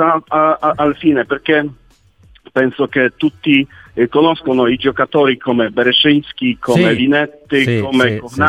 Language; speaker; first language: Italian; non-native, learner; Polish